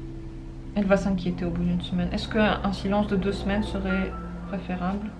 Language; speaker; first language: French; native; French